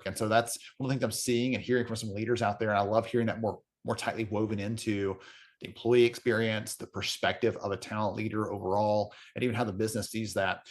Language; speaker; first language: English; native; English